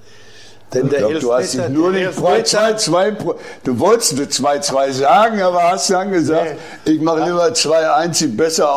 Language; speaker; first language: German; native; German